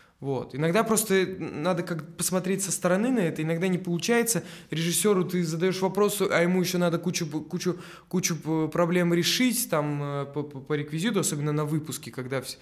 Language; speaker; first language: Russian; native; Russian